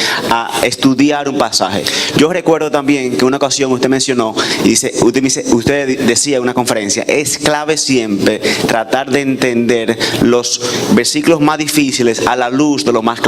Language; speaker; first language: Spanish; native; Spanish